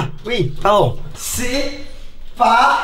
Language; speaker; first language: French; native; French